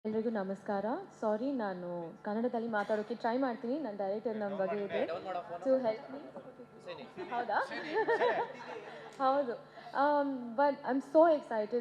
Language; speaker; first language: Kannada; non-native, learner; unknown